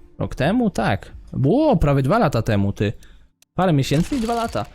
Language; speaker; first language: Polish; native; Polish